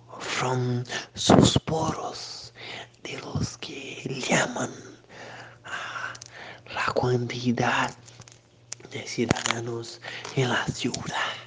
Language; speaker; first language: Spanish; non-native, learner; Portuguese